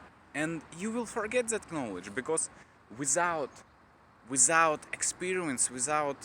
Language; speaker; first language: English; non-native, learner; Russian